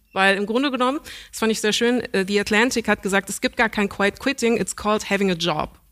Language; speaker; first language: German; early bilingual, other home language; English